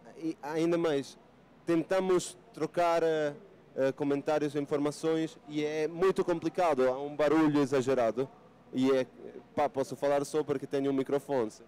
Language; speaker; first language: Portuguese; non-native, fluent; Italian